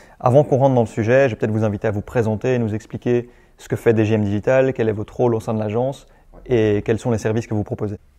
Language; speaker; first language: French; native; French